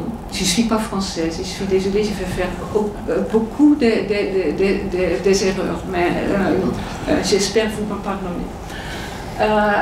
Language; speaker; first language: French; non-native, fluent; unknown